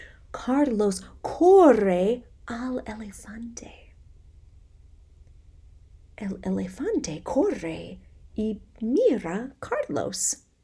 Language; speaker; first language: Spanish; non-native, fluent; English